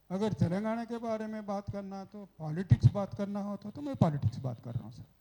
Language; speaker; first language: Hindi; non-native, local second language; Telugu